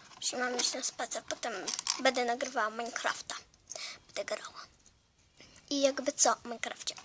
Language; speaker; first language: Polish; early bilingual, heritage; Polish